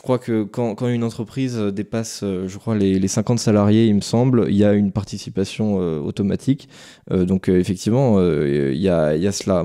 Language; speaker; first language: French; native; French